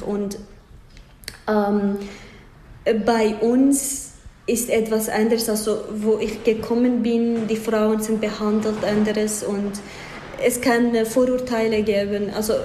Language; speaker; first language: German; non-native, fluent; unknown